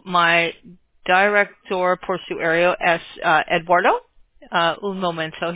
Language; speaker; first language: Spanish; non-native, learner; English